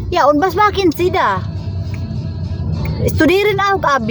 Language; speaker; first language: German; non-native, learner; Cebuano